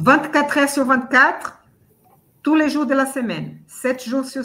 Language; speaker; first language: French; non-native, fluent; Portuguese